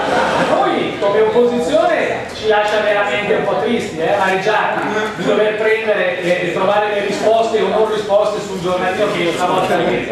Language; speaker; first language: Italian; native; Italian